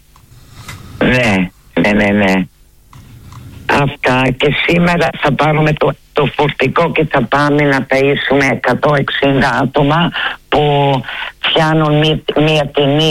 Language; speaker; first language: Greek; early bilingual, heritage; Greek